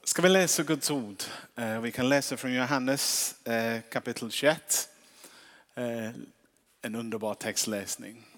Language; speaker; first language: Swedish; non-native, fluent; English